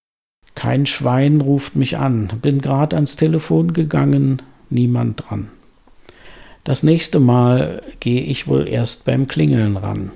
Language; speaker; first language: German; native; German